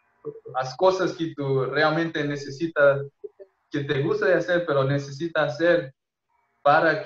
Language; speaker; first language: Spanish; non-native, fluent; Portuguese